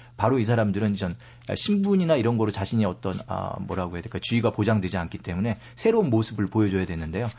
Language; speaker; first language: Korean; native; Korean